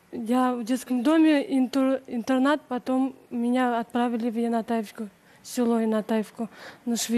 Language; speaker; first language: Russian; native; Russian